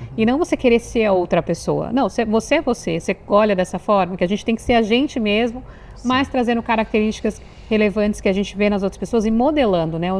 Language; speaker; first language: Portuguese; native; Portuguese